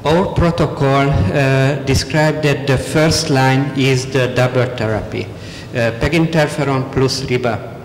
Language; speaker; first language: English; non-native, fluent; Hungarian